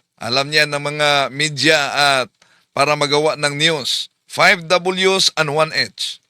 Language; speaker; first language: Filipino; native; Filipino